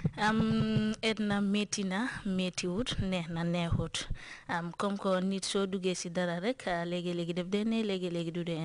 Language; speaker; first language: Wolof; non-native, local second language; Jola-Fonyi